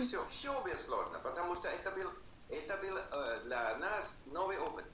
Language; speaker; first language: Russian; non-native, learner; English